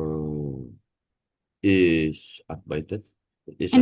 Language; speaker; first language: German; non-native, learner; Indonesian